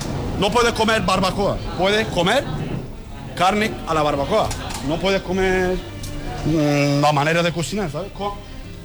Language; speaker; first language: Spanish; non-native, learner; Turkish